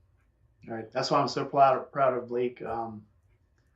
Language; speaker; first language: English; native; English